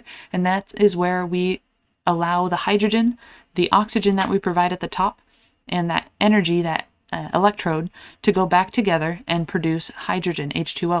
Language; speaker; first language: English; native; English